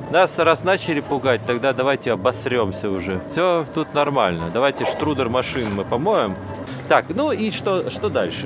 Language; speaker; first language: Russian; native; Russian